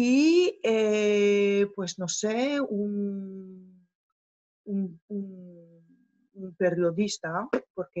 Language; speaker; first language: Spanish; non-native, fluent; French